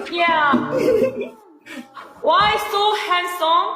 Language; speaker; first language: English; non-native, learner; Korean